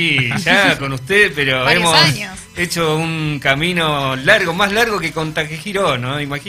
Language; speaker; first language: Spanish; native; Spanish